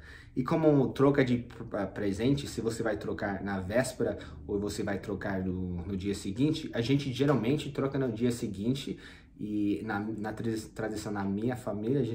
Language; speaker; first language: Portuguese; non-native, fluent; English